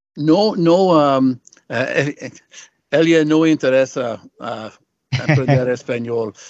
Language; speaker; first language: Spanish; non-native, learner; English